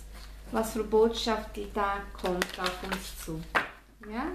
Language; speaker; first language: German; non-native, fluent; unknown